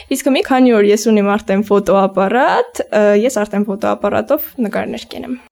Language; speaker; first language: Armenian; native; Armenian